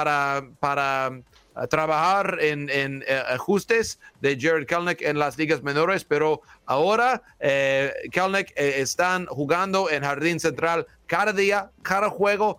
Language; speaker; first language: Spanish; non-native, learner; English